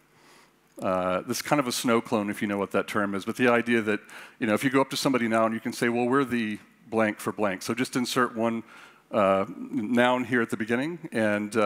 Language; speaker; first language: English; native; English